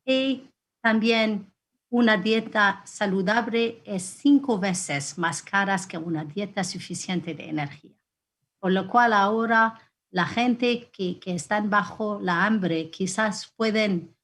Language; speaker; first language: Spanish; non-native, fluent; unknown